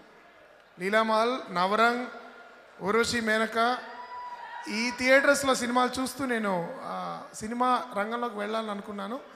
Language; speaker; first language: Telugu; native; Telugu